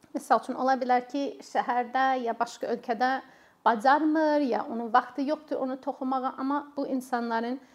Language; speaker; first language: Azerbaijani; non-native, fluent; English